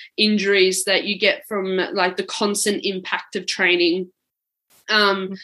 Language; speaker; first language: English; native; English